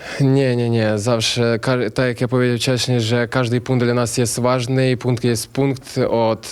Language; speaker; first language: Polish; non-native, learner; Ukrainian